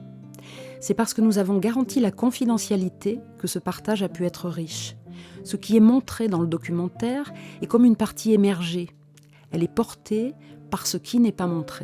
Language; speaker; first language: French; native; French